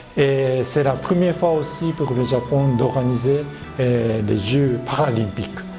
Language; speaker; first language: French; non-native, fluent; Japanese